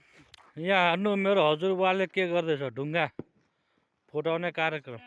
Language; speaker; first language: Nepali; non-native, local second language; Maithili